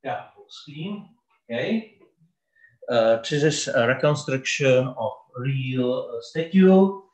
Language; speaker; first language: English; non-native, learner; Czech